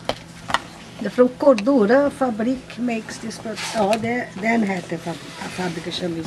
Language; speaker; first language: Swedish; non-native, learner; Portuguese